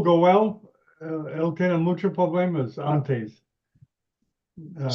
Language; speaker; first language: Spanish; non-native, learner; English